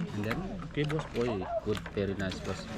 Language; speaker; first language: English; non-native, learner; Indonesian